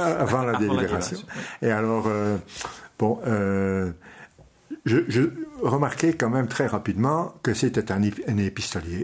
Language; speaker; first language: French; non-native, local second language; Dutch